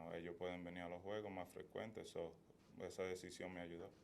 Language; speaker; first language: Spanish; early bilingual, heritage; Spanish